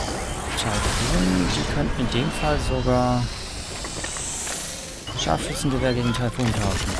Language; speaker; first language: German; native; German